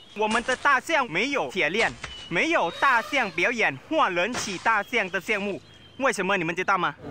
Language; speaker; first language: Chinese; non-native, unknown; Thai